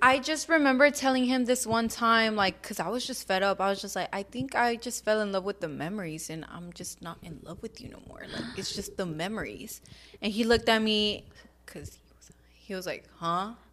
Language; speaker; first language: English; early bilingual, other home language; Spanish